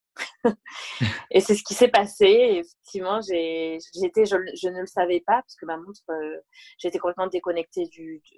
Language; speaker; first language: French; native; French